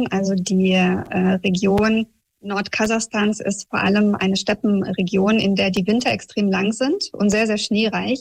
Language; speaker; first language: German; early bilingual, other home language; Russian